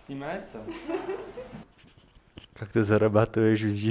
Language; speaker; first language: Russian; non-native, learner; Hungarian